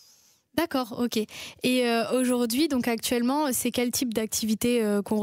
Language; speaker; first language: French; native; French